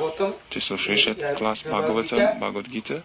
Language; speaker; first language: Russian; non-native, learner; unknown